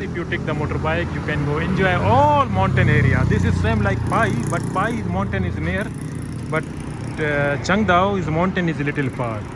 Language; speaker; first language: English; non-native, learner; Urdu